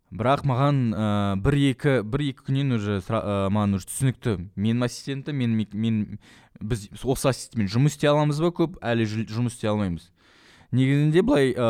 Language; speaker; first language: Kazakh; non-native, local second language; Russian